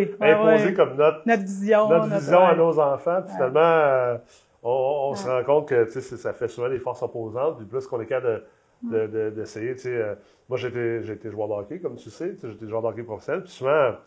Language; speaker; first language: French; native; French